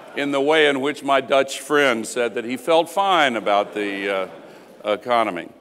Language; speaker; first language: English; native; English